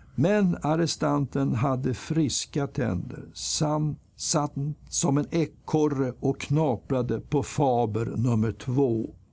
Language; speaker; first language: Swedish; native; Swedish